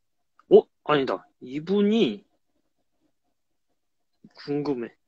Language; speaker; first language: Korean; native; Korean